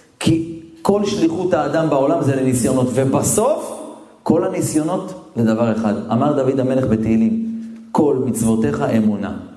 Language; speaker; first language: Hebrew; native; Hebrew